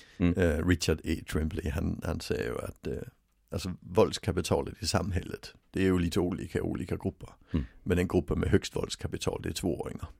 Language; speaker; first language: Swedish; native; Swedish